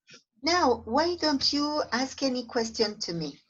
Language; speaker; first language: English; non-native, fluent; Spanish